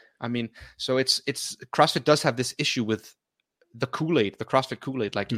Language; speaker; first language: English; non-native, fluent; Danish